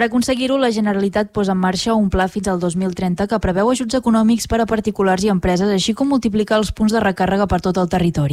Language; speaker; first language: Catalan; native; Catalan